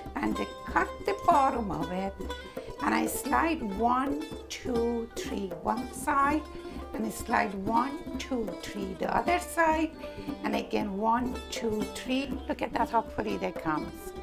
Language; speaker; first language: English; non-native, learner; Persian